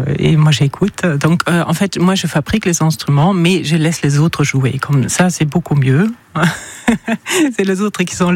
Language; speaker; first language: French; non-native, fluent; German